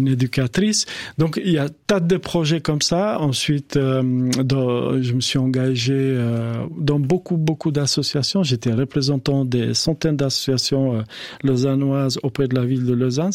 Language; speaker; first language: French; non-native, fluent; Albanian